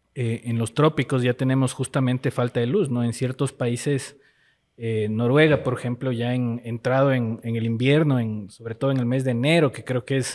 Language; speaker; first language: Spanish; native; Spanish